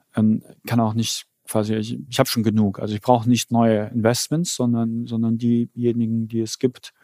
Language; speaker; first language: German; early bilingual, other home language; Polish